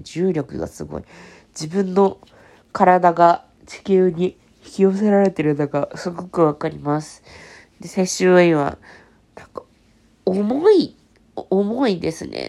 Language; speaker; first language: Japanese; native; Japanese